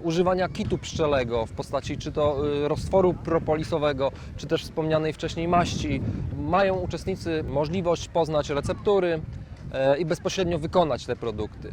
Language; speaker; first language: Polish; native; Polish